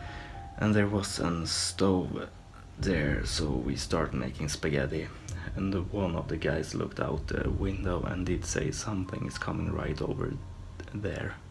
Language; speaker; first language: English; non-native, fluent; Swedish